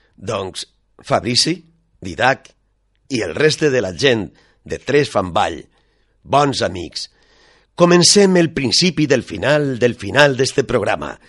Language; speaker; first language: Catalan; non-native, local second language; Spanish